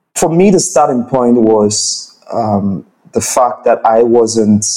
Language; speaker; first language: English; non-native, local second language; Igbo